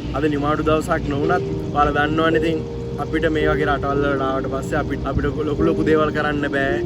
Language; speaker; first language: Sinhala; native; Sinhala